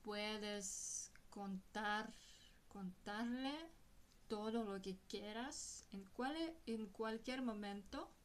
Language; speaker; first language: Spanish; non-native, learner; Russian